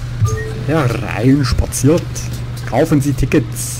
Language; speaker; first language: German; native; German